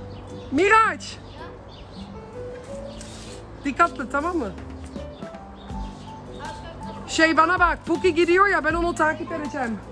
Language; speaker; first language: Turkish; early bilingual, heritage; Turkish